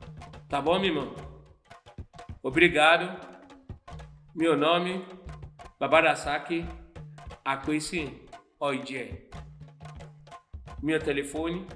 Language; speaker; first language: Portuguese; non-native, learner; Yoruba